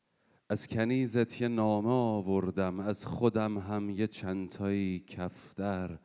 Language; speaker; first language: Persian; native; Persian